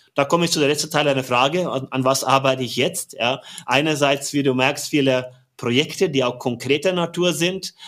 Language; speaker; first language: German; non-native, fluent; Norwegian